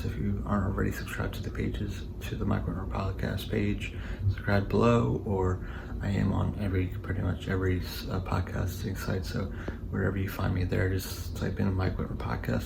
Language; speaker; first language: English; native; English